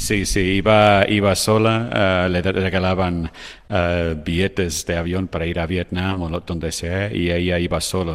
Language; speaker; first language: Spanish; non-native, fluent; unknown